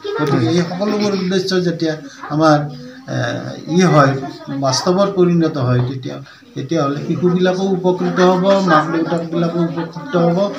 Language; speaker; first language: Assamese; native; Assamese